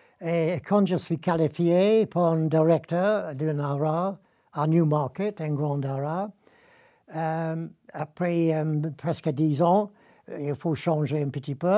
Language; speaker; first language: French; non-native, fluent; English